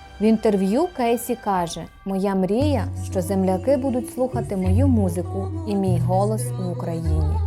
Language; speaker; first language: Ukrainian; native; Ukrainian